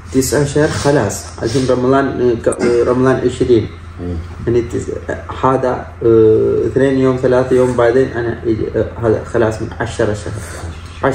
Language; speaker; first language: Arabic; non-native, learner; Malayalam